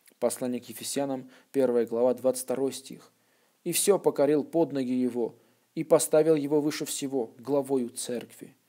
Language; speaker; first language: Russian; non-native, local second language; Armenian